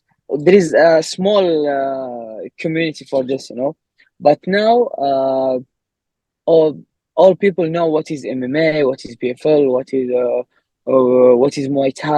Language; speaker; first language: English; non-native, learner; Arabic